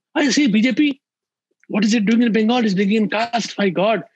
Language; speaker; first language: English; non-native, local second language; Hindi